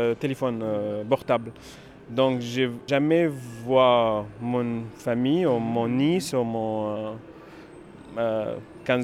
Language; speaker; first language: French; non-native, learner; Arabic